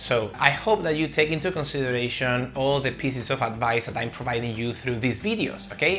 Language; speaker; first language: English; non-native, fluent; Spanish